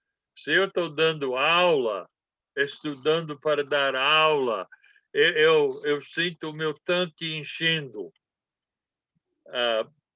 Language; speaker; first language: Portuguese; non-native, fluent; English